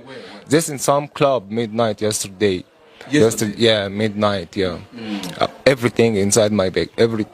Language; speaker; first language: English; non-native, learner; Arabic